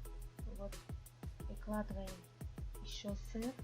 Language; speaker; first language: Russian; non-native, fluent; Tajik